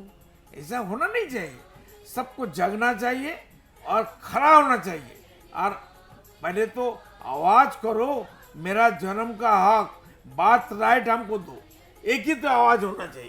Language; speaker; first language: Hindi; non-native, local second language; Bangla